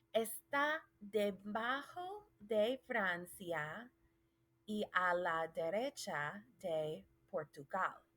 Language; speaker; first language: Spanish; non-native, fluent; English